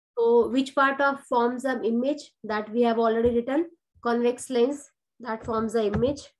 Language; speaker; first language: English; non-native, local second language; Hindi